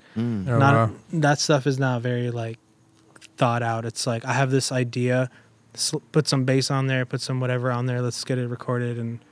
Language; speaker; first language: English; early bilingual, other home language; German